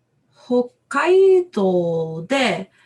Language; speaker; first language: Japanese; non-native, learner; English